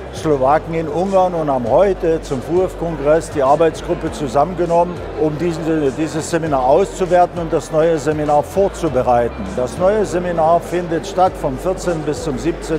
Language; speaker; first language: German; non-native, local second language; Upper Sorbian